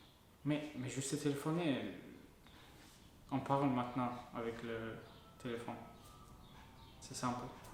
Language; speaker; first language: French; non-native, learner; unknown